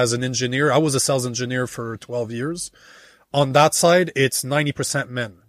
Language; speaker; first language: English; native; English